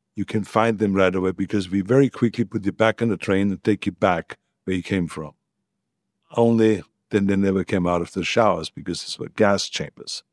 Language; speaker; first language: English; non-native, fluent; German